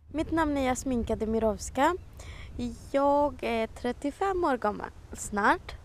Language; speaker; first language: Swedish; non-native, fluent; Romany